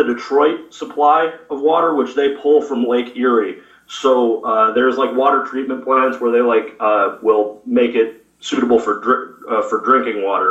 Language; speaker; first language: English; native; English